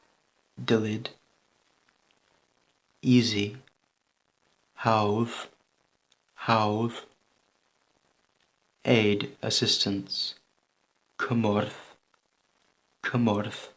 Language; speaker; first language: Welsh; non-native, learner; English